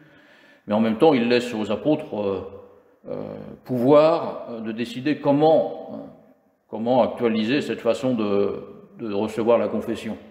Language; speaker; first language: French; native; French